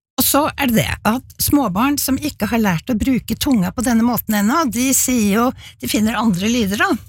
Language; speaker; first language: Norwegian; native; Norwegian